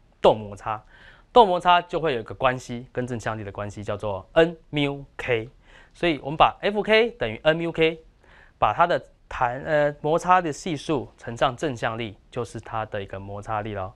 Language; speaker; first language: Chinese; native; Chinese